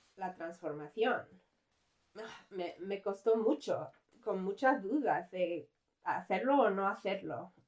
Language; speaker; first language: Spanish; early bilingual, heritage; English